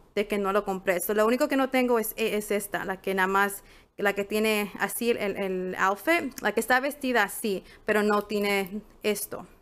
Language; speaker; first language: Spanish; early bilingual, heritage; Spanish